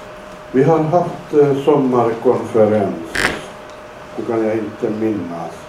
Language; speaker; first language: Swedish; non-native, fluent; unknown